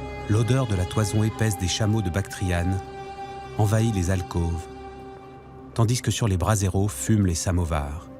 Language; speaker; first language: French; native; French